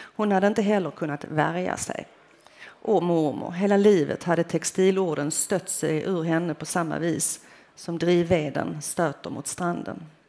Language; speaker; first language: Swedish; early bilingual, other home language; Finnish